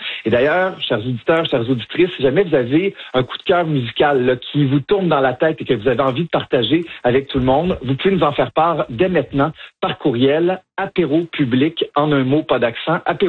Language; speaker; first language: French; native; French